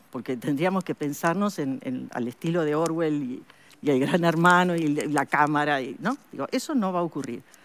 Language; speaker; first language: Spanish; native; Spanish